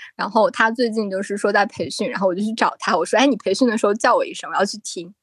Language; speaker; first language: Chinese; native; Chinese